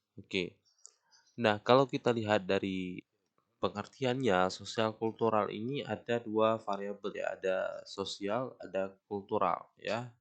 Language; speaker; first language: Indonesian; native; Indonesian